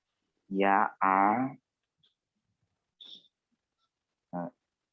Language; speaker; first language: English; non-native, learner; Vietnamese